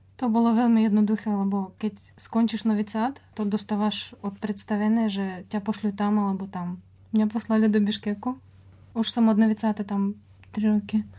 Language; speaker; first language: Slovak; non-native, fluent; Russian